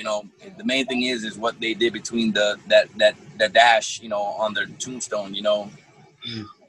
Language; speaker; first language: English; native; English